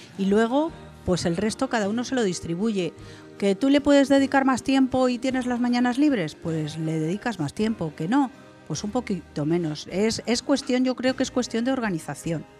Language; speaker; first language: Spanish; native; Spanish